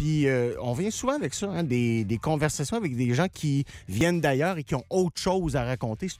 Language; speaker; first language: French; native; French